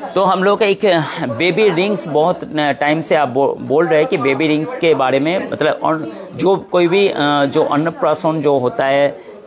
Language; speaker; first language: Hindi; non-native, local second language; Bangla